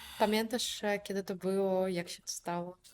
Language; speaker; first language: Polish; non-native, fluent; Belarusian